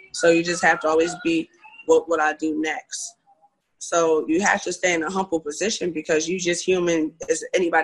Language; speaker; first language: English; native; English